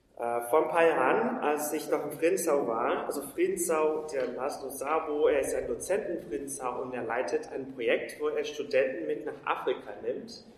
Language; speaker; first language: German; non-native, fluent; Portuguese